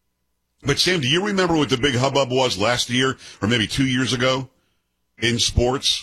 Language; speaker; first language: English; native; English